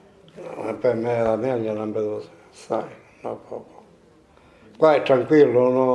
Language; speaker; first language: Italian; non-native, learner; Maltese